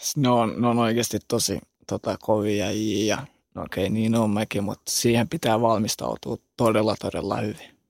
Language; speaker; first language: Finnish; early bilingual, other home language; Albanian